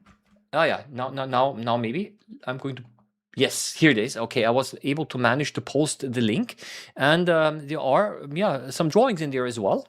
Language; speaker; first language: English; non-native, fluent; German